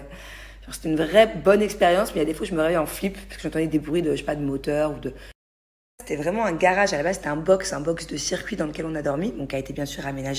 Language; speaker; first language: French; native; French